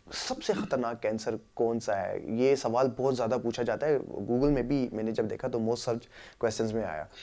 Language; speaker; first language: Urdu; native; Urdu